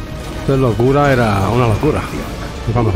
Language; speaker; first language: Spanish; native; Spanish